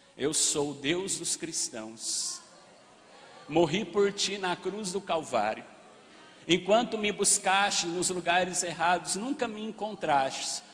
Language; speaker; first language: Portuguese; early bilingual, other home language; Arabic